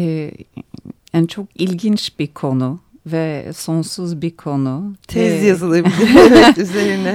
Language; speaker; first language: Turkish; early bilingual, heritage; Turkish